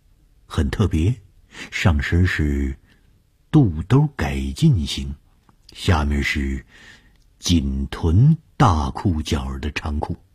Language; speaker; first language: Chinese; native; Chinese